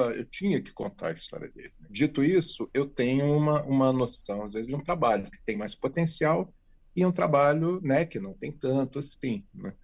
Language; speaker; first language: Portuguese; native; Portuguese